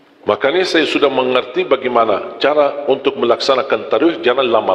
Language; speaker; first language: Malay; non-native, fluent; Arabic